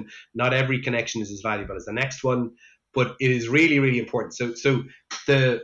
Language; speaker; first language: English; native; English